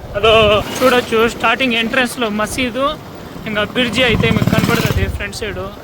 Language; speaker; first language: Telugu; non-native, local second language; Urdu